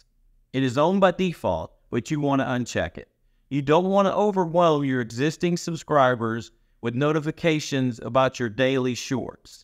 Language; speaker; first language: English; native; English